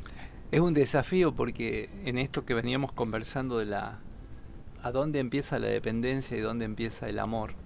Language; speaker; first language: Spanish; native; Spanish